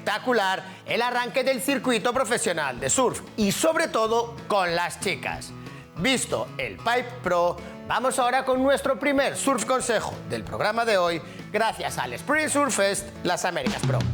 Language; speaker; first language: Spanish; native; Spanish